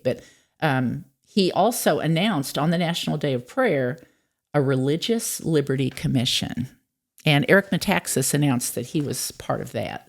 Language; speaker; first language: English; native; English